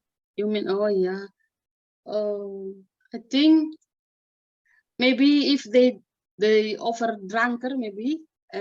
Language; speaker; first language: English; non-native, learner; Indonesian